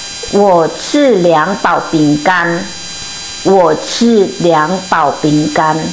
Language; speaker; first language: Chinese; non-native, fluent; Indonesian